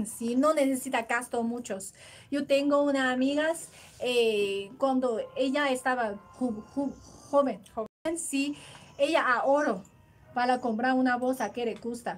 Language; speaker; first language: Spanish; non-native, learner; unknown